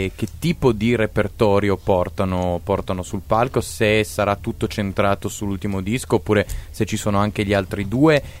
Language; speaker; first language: Italian; native; Italian